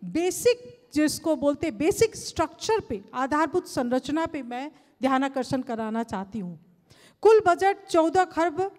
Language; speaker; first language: Hindi; non-native, local second language; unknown